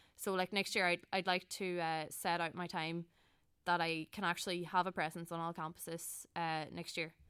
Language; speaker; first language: English; native; English